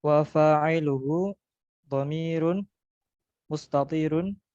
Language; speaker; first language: Arabic; non-native, learner; Indonesian